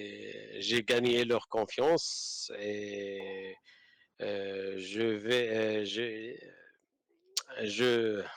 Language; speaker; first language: French; non-native, learner; Arabic